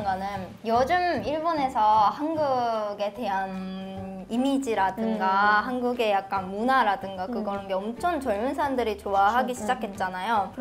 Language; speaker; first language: Korean; non-native, fluent; Japanese